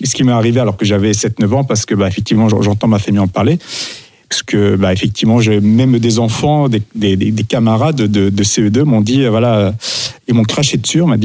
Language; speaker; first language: French; native; French